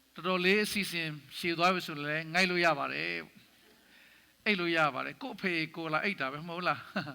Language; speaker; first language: Burmese; non-native, local second language; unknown